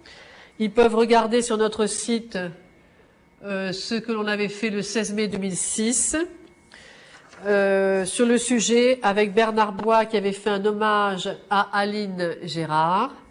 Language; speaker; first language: French; native; French